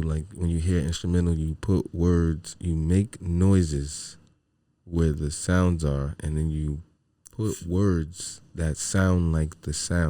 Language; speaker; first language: English; native; English